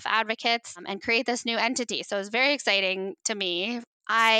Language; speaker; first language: English; native; English